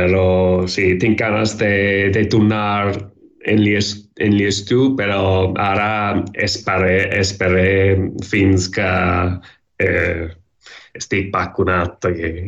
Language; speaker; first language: Catalan; non-native, learner; English